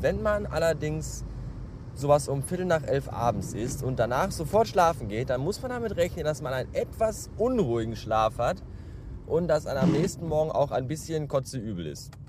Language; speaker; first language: German; native; German